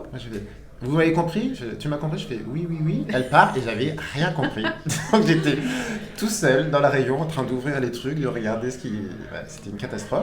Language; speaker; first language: French; native; French